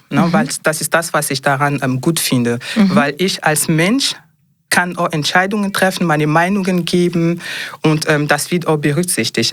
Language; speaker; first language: German; non-native, fluent; French